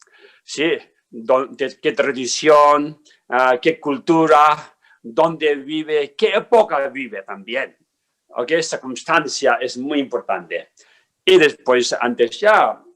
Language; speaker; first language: Spanish; non-native, learner; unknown